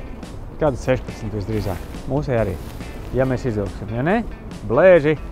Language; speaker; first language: Latvian; native; Latvian